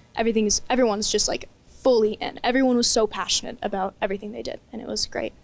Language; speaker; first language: English; native; English